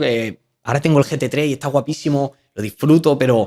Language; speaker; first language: Spanish; native; Spanish